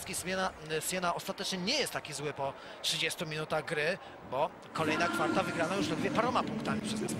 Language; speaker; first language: Polish; native; Polish